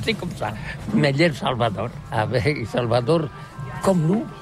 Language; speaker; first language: French; non-native, learner; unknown